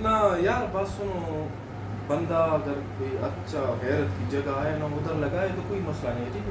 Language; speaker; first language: Hindi; non-native, local second language; Pashto